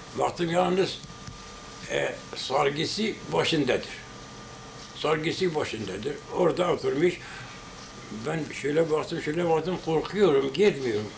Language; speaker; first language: Turkish; non-native, local second language; Kurdish